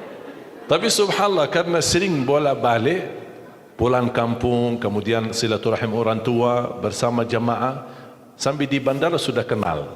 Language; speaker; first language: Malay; non-native, fluent; Arabic